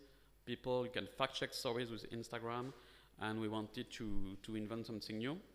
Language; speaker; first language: English; non-native, fluent; French